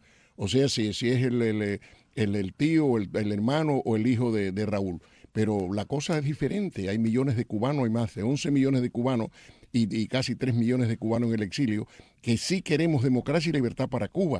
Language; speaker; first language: Spanish; native; Spanish